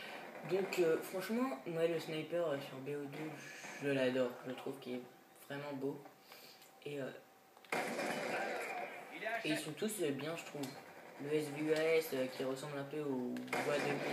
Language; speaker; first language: French; native; French